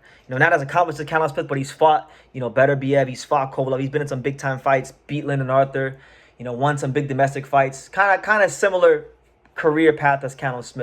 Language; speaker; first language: English; native; English